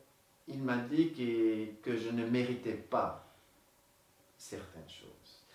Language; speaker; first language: French; non-native, local second language; Dutch